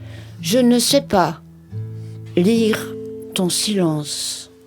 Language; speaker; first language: French; native; French